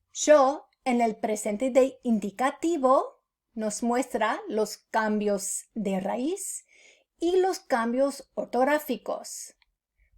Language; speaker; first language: Spanish; non-native, fluent; English